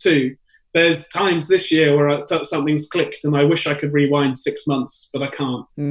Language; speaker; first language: English; native; English